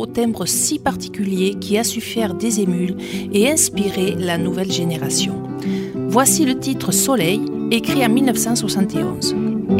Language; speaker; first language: French; native; French